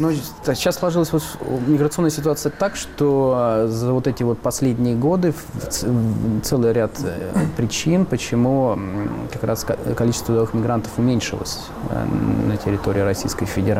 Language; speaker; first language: Russian; native; Russian